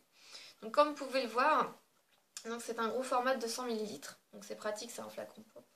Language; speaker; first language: French; native; French